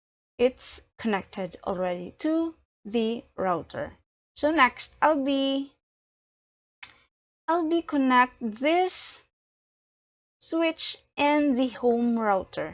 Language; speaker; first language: English; non-native, learner; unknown